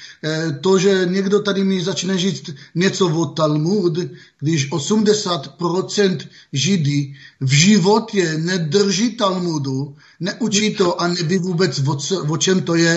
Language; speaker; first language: Czech; non-native, fluent; Hebrew